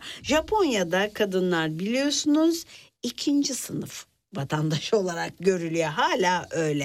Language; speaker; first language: Turkish; native; Turkish